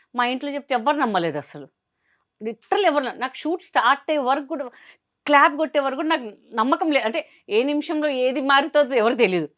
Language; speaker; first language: Telugu; non-native, local second language; Hindi